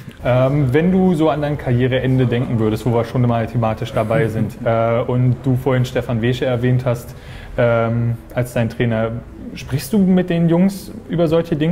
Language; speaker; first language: German; native; German